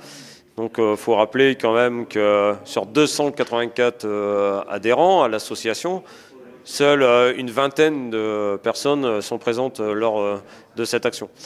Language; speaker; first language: French; native; French